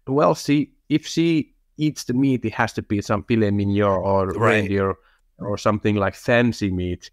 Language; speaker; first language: English; non-native, fluent; Finnish